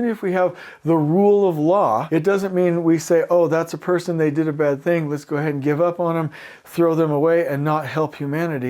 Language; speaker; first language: English; native; English